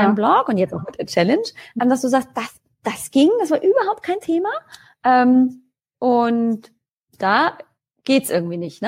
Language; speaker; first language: German; native; German